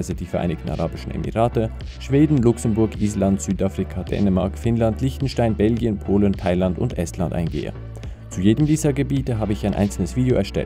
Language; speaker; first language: German; native; German